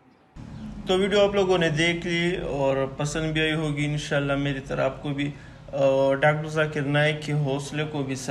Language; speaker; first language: Hindi; native; Hindi